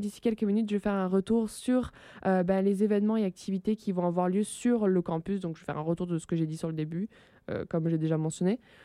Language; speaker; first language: French; native; French